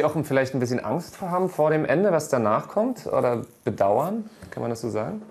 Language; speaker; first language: German; native; German